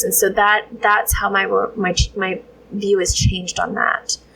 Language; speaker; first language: English; native; English